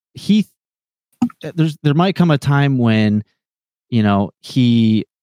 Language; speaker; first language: English; native; English